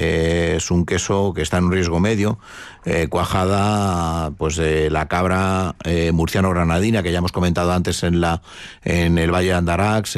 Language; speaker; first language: Spanish; native; Spanish